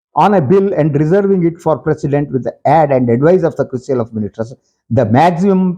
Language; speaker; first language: English; non-native, local second language; Kannada